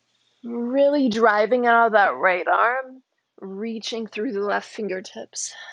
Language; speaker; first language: English; native; English